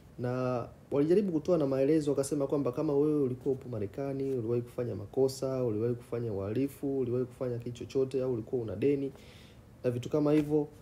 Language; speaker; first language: Swahili; native; Swahili